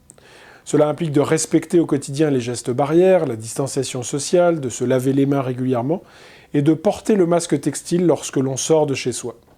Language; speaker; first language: French; native; French